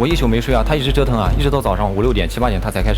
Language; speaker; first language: Chinese; native; Chinese